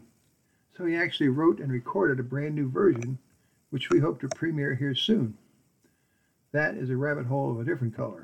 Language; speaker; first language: English; native; English